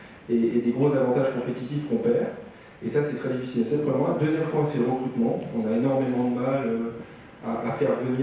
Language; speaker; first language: French; native; French